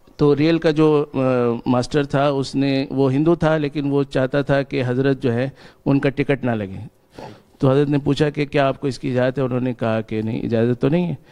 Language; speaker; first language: Urdu; native; Urdu